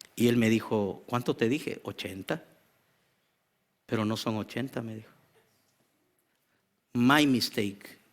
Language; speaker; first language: Spanish; native; Spanish